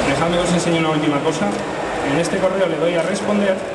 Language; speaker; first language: Spanish; native; Spanish